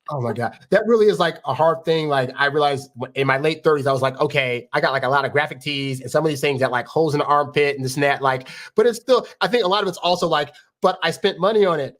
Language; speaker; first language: English; native; English